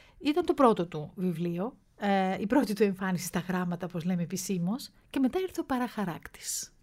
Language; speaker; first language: Greek; native; Greek